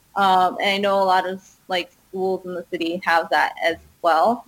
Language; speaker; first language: English; early bilingual, other home language; Hindi